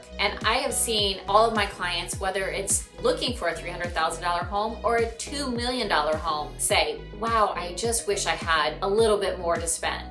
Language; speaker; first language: English; native; English